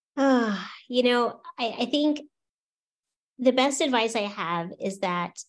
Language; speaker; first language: English; native; English